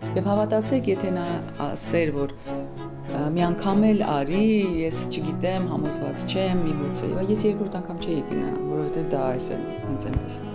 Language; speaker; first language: Armenian; native; Armenian